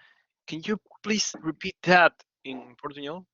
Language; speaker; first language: English; non-native, learner; Spanish